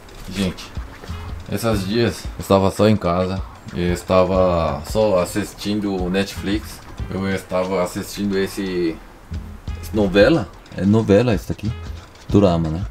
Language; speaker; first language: Portuguese; non-native, learner; Korean